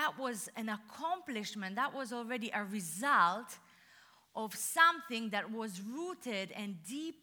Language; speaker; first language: English; non-native, fluent; Russian